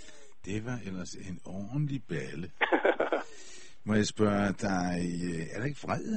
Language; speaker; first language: Danish; native; Danish